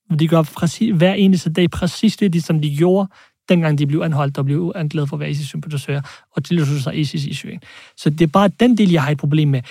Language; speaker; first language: Danish; early bilingual, other home language; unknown